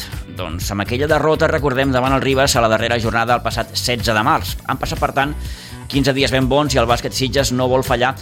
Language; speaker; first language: Catalan; native; Catalan